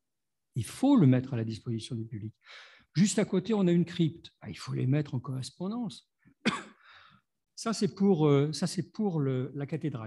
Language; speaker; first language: French; native; French